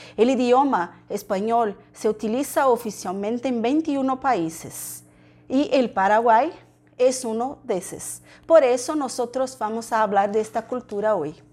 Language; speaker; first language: Spanish; non-native, learner; Portuguese